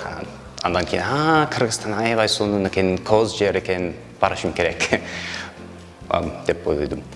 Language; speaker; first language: Kyrgyz; non-native, learner; English